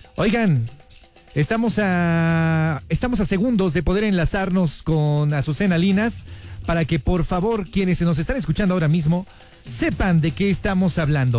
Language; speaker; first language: Spanish; native; Spanish